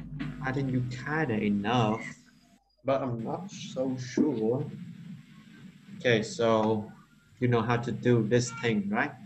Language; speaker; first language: English; non-native, learner; Vietnamese